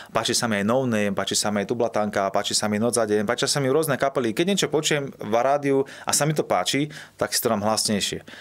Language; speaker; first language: Slovak; native; Slovak